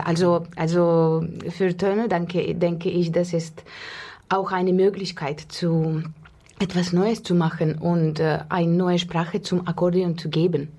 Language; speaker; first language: German; non-native, learner; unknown